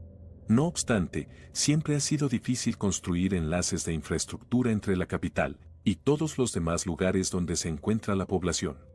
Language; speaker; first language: Spanish; native; Spanish